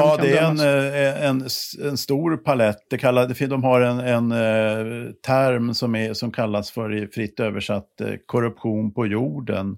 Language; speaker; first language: Swedish; native; Swedish